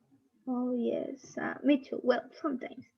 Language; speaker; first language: English; non-native, learner; Spanish